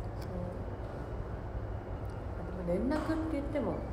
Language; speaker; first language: Japanese; native; Japanese